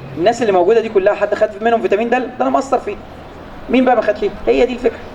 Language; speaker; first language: Egyptian Arabic; native; Egyptian Arabic